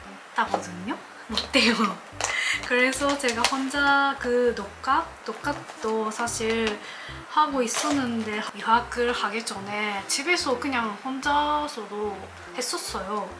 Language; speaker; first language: Korean; non-native, learner; Japanese